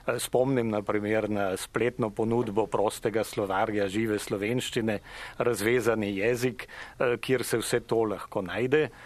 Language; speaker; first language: Slovenian; native; Slovenian